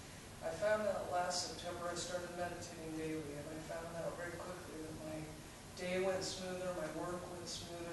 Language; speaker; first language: English; native; English